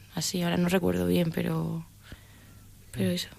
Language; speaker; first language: Spanish; native; Spanish